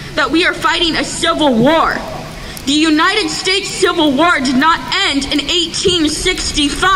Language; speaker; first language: English; native; English